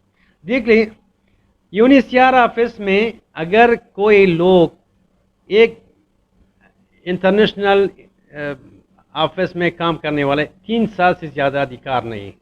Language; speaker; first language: Hindi; non-native, fluent; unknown